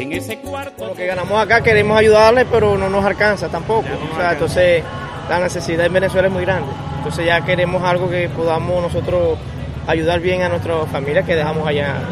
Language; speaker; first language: Spanish; native; Spanish